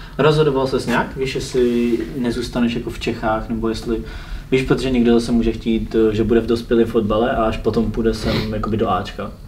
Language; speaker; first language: Czech; native; Czech